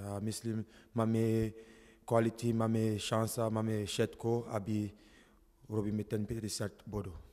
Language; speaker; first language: Slovak; non-native, learner; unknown